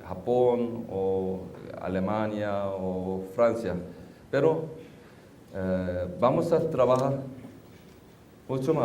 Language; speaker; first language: Spanish; non-native, fluent; Korean